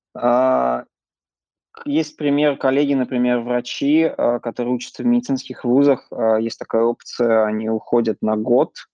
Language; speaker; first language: Russian; native; Russian